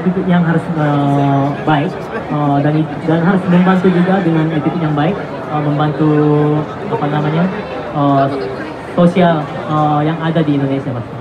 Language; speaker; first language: Indonesian; non-native, fluent; Korean